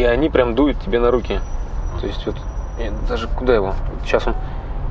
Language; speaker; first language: Russian; native; Russian